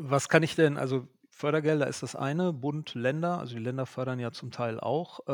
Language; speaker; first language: German; native; German